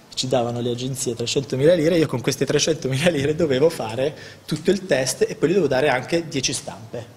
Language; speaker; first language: Italian; native; Italian